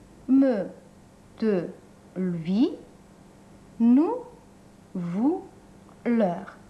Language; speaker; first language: French; non-native, fluent; Russian